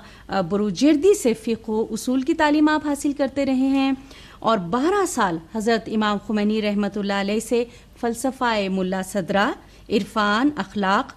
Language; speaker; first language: Urdu; native; Urdu